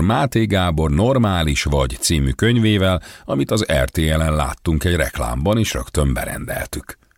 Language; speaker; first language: Hungarian; native; Hungarian